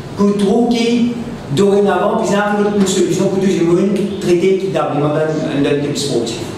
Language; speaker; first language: French; non-native, local second language; Morisyen